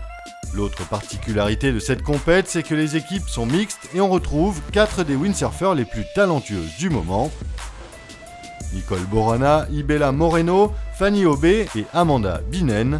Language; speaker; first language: French; native; French